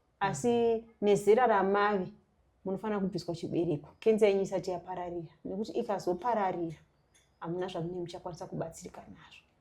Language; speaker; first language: Shona; native; Shona